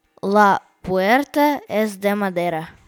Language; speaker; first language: Spanish; non-native, learner; Russian